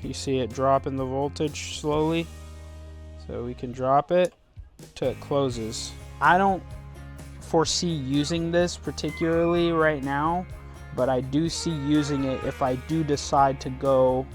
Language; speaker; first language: English; native; English